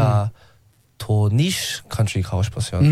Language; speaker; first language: Korean; non-native, learner; English